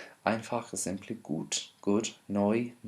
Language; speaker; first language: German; non-native, fluent; English